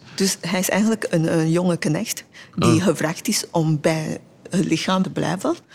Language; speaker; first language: Dutch; non-native, fluent; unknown